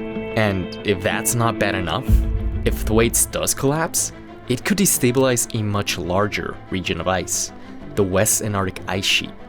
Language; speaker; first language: English; native; English